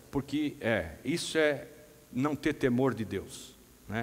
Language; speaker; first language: Portuguese; native; Portuguese